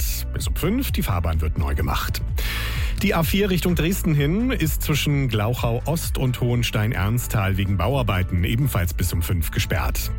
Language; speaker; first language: German; native; German